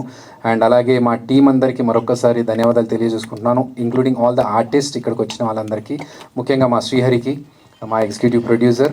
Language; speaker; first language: Telugu; native; Telugu